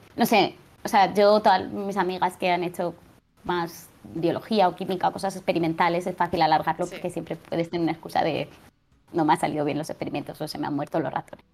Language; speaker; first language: Spanish; native; Spanish